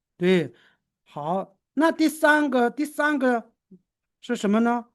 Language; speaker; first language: Chinese; non-native, local second language; Tibetan